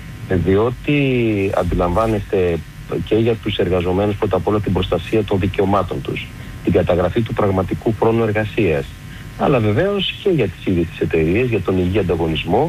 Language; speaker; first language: Greek; native; Greek